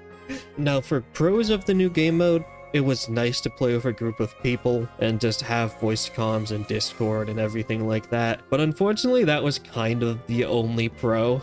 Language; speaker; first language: English; native; English